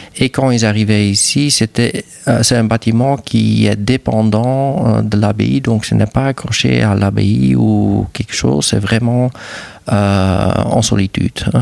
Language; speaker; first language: French; non-native, local second language; Dutch